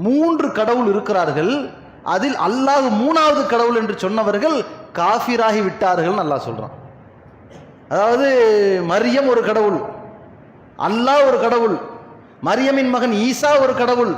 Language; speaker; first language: Tamil; native; Tamil